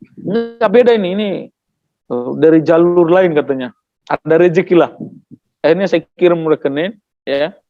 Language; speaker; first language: Indonesian; non-native, local second language; Tetum